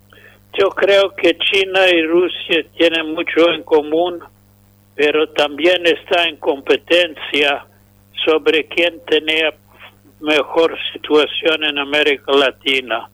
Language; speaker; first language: Spanish; non-native, fluent; English